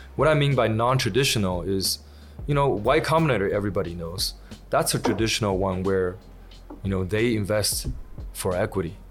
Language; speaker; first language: English; native; English